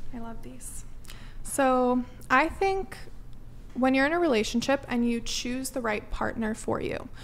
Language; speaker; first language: English; native; English